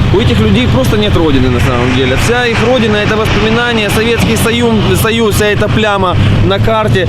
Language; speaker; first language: Russian; native; Russian